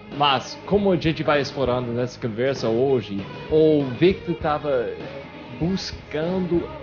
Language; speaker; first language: Portuguese; non-native, fluent; English